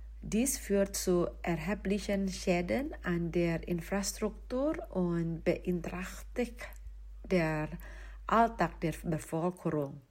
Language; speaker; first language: German; non-native, fluent; Indonesian